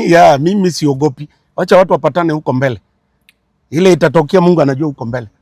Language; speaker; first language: Swahili; non-native, local second language; Luo (Kenya and Tanzania)